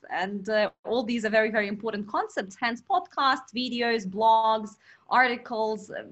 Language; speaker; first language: English; non-native, fluent; Russian